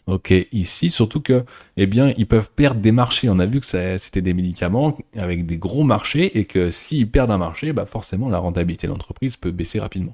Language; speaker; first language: French; native; French